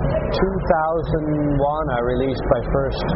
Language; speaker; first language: English; native; English